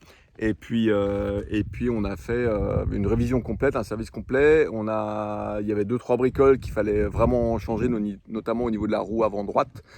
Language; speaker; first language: French; native; French